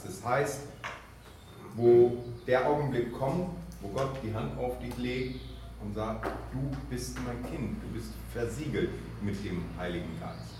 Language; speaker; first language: German; native; German